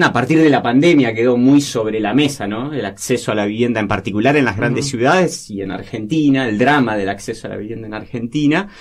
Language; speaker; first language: Spanish; native; Spanish